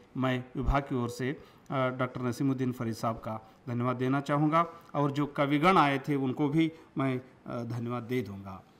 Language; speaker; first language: Hindi; non-native, local second language; Kannada